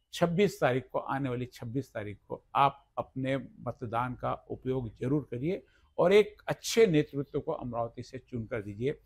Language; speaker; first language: Hindi; non-native, local second language; Marathi